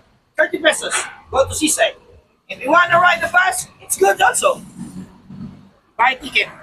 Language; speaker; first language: English; non-native, learner; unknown